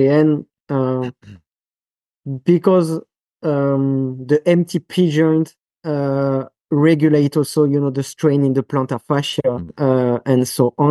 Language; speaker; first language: English; non-native, fluent; French